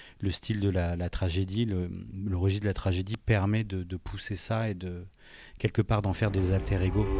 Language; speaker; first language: French; native; French